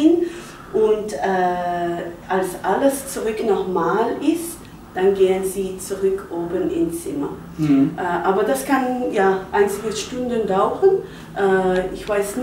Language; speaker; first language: German; non-native, learner; Dutch